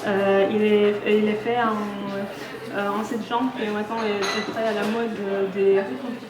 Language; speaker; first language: French; non-native, fluent; Russian